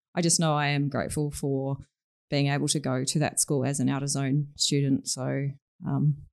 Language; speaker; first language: English; native; English